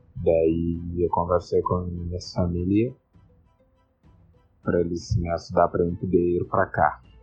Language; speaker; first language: Portuguese; non-native, learner; Wolof